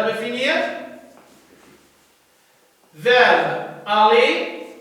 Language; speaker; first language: French; non-native, learner; Arabic